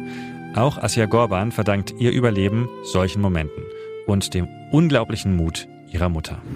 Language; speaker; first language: German; native; German